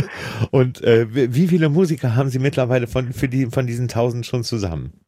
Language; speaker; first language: German; native; German